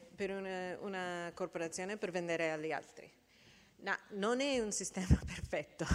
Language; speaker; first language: Italian; non-native, fluent; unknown